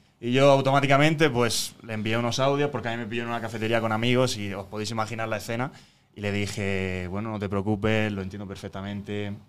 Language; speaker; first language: Spanish; native; Spanish